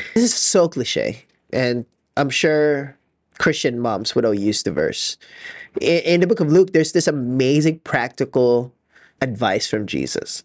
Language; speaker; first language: English; non-native, local second language; Filipino